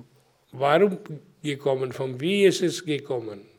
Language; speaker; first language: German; non-native, learner; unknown